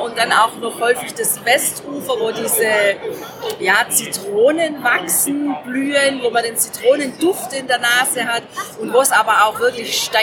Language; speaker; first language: German; native; German